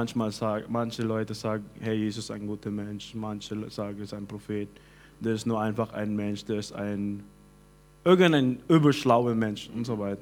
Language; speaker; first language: German; non-native, fluent; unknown